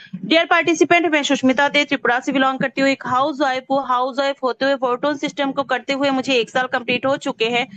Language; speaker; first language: Hindi; non-native, local second language; Bangla